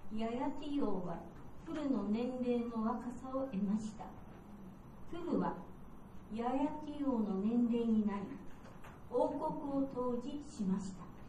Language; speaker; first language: Japanese; native; Japanese